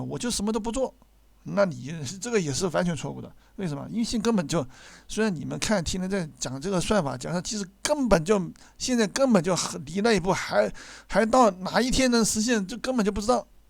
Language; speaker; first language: Chinese; native; Chinese